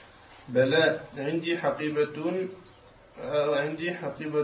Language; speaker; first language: Arabic; non-native, learner; French